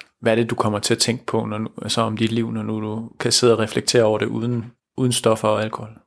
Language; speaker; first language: Danish; native; Danish